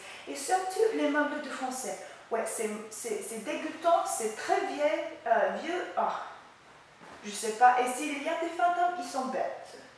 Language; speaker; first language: French; non-native, learner; English